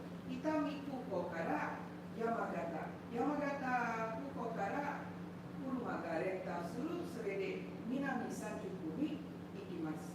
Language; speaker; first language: Japanese; non-native, learner; Indonesian